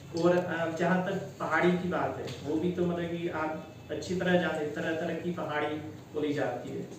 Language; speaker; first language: Hindi; non-native, fluent; English